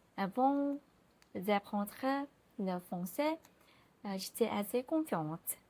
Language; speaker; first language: French; non-native, learner; Vietnamese